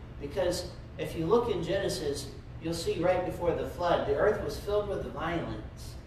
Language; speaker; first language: English; native; English